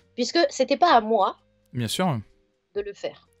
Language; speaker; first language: French; native; French